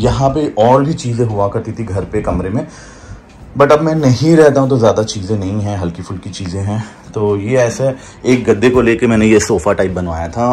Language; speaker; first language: Hindi; native; Hindi